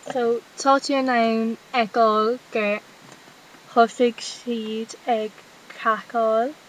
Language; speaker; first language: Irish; non-native, local second language; English